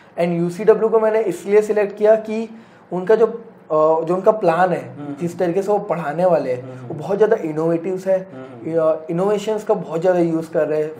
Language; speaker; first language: Hindi; non-native, local second language; Gujarati